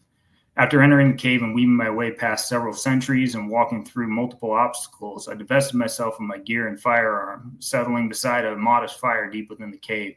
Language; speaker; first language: English; native; English